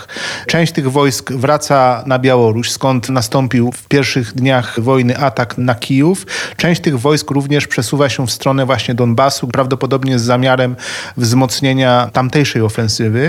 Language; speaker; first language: Polish; native; Polish